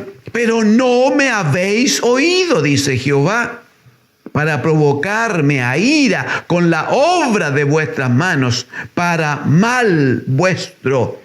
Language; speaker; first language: Spanish; native; Spanish